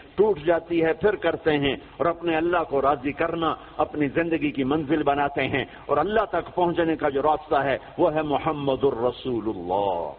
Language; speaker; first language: Urdu; native; Urdu